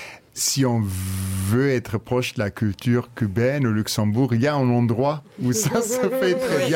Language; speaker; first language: French; non-native, fluent; Luxembourgish